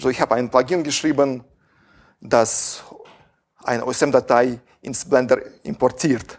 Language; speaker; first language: German; non-native, fluent; Russian